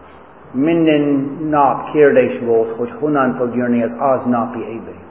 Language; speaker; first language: Hungarian; non-native, fluent; English